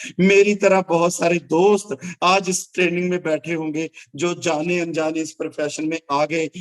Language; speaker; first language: Hindi; non-native, local second language; Punjabi